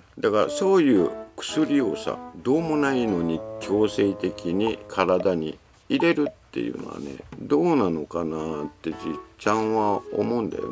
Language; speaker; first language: Japanese; native; Japanese